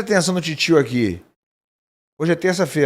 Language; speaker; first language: Portuguese; native; Portuguese